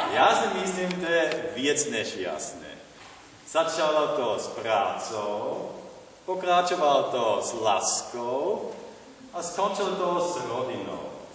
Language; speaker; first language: Slovak; non-native, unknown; German